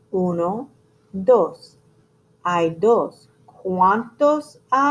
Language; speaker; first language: Spanish; non-native, fluent; English